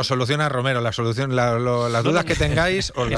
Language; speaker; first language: Spanish; native; Spanish